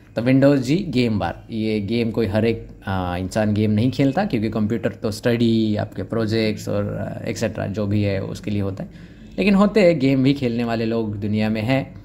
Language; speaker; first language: Hindi; non-native, local second language; Marathi